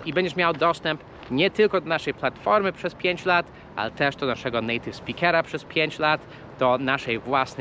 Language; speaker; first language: Polish; non-native, fluent; English